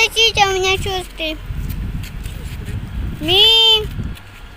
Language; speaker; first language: Russian; early bilingual, heritage; Russian